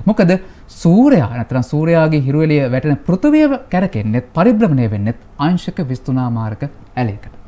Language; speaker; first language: Sinhala; native; Sinhala